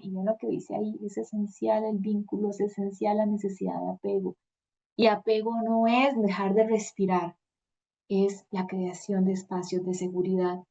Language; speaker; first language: Spanish; native; Spanish